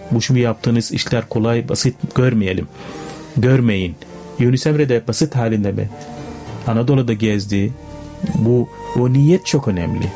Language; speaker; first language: Turkish; non-native, fluent; Arabic